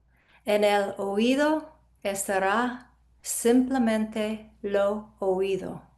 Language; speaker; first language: Spanish; non-native, fluent; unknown